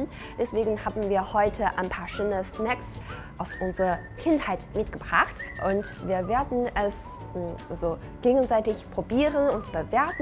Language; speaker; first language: German; non-native, fluent; Chinese